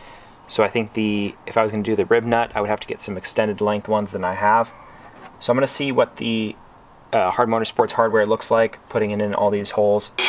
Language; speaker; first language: English; native; English